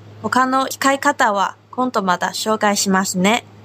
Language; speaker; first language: Japanese; non-native, fluent; Korean